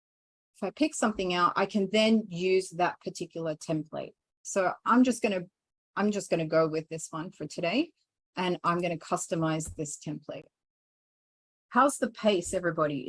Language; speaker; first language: English; native; English